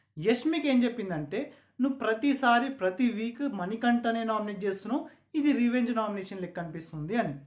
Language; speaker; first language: Telugu; non-native, local second language; Urdu